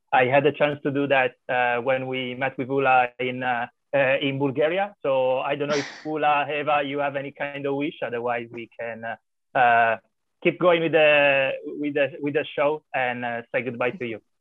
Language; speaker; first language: English; non-native, fluent; Italian